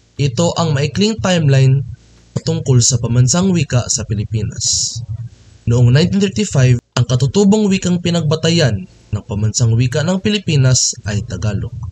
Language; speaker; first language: Filipino; non-native, local second language; Cebuano